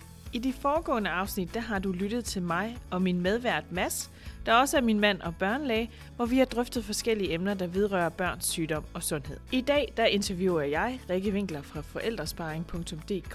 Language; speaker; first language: Danish; native; Danish